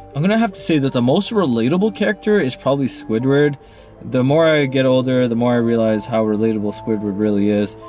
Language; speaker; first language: English; native; English